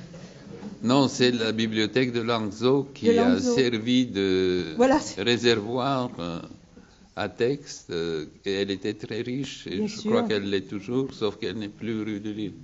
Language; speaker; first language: French; non-native, fluent; Bulgarian